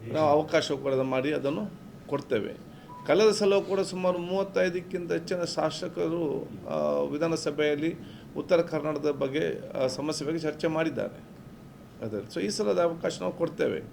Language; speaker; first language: Kannada; non-native, local second language; Badaga